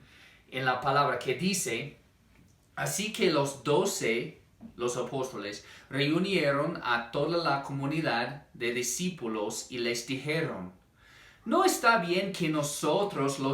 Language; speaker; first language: Spanish; non-native, fluent; English